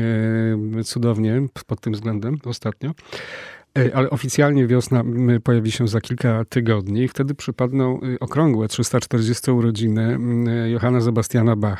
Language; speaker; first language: Polish; native; Polish